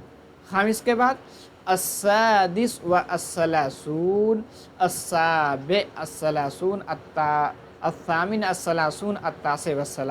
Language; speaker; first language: Arabic; non-native, fluent; Urdu